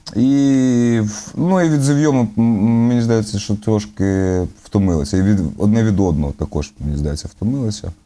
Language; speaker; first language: Ukrainian; native; Ukrainian